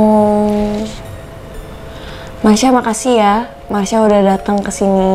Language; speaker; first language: Indonesian; native; Indonesian